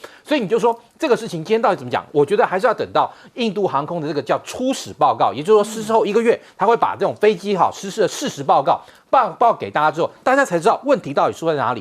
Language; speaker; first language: Chinese; native; Chinese